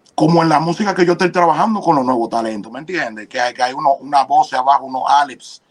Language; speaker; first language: Spanish; native; Spanish